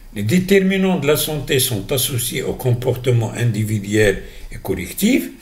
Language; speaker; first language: French; non-native, local second language; Arabic